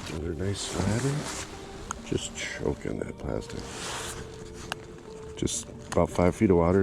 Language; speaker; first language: English; native; English